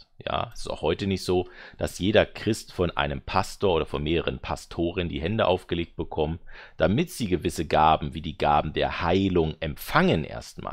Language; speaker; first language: German; native; German